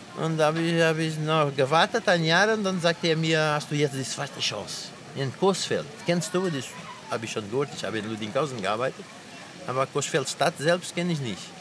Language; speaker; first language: German; non-native, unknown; Portuguese